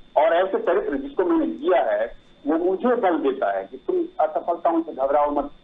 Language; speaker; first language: Hindi; non-native, local second language; Maithili